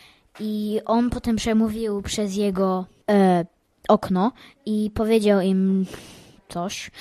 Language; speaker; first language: Polish; early bilingual, heritage; English